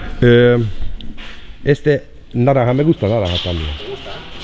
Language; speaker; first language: Spanish; non-native, learner; Hungarian